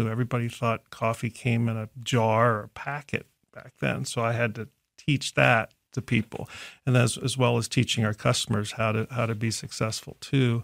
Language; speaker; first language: English; native; English